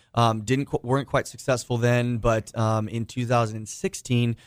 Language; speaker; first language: English; native; English